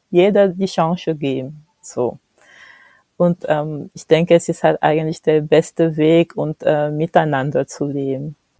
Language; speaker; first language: German; non-native, fluent; French